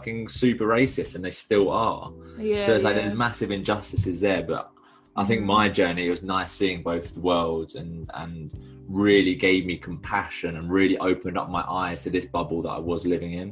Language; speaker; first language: English; native; English